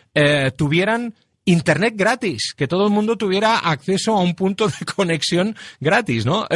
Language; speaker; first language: Spanish; non-native, local second language; Catalan